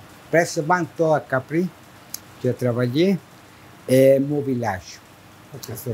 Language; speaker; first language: French; non-native, learner; Italian